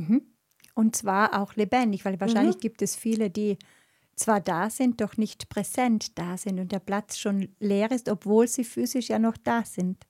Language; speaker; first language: German; native; German